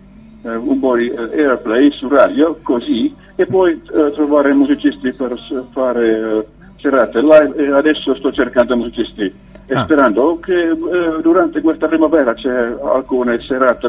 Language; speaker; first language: Italian; non-native, learner; Finnish